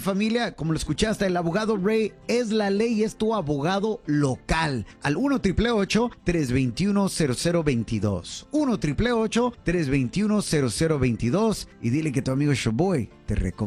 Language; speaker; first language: Spanish; native; Spanish